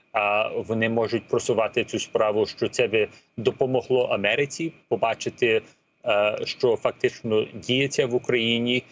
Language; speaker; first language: Ukrainian; early bilingual, heritage; Ukrainian